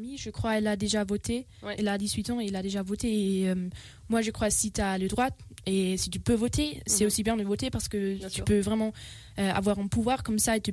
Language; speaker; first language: French; non-native, fluent; German